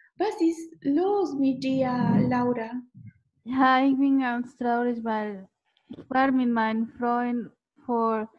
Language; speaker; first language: German; non-native, learner; Spanish